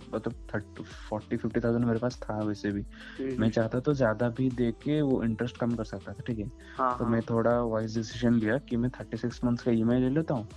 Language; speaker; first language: Hindi; non-native, local second language; Odia